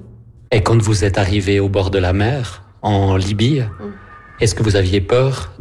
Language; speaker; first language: French; native; French